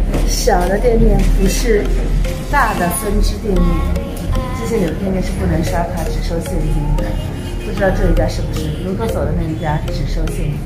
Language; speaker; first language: Chinese; native; Chinese